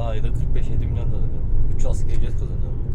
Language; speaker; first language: Turkish; native; Turkish